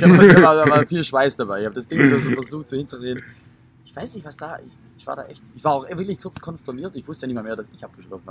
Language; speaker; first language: German; native; German